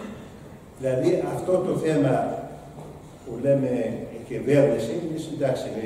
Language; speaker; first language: Greek; non-native, learner; Arabic